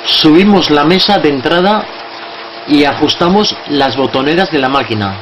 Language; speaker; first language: Spanish; native; Spanish